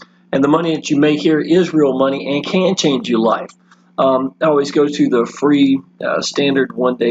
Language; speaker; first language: English; native; English